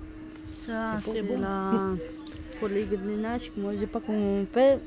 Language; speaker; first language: French; non-native, learner; Romanian